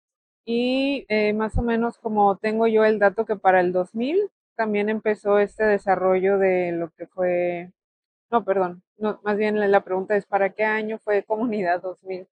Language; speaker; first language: Spanish; native; Spanish